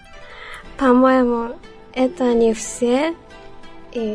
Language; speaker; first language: Russian; non-native, learner; Japanese